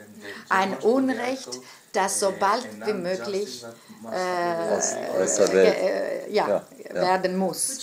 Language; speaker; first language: German; non-native, fluent; Greek